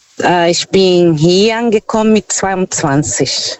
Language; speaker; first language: German; non-native, fluent; Portuguese